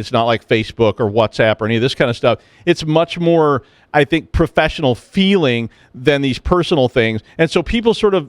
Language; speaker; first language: English; native; English